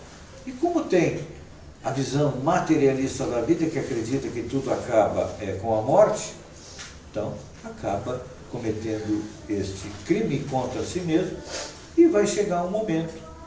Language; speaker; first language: Portuguese; native; Portuguese